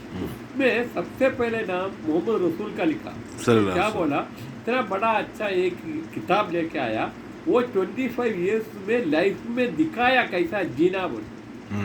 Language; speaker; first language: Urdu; non-native, local second language; Malayalam